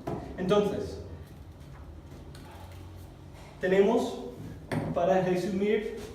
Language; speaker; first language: Spanish; non-native, fluent; English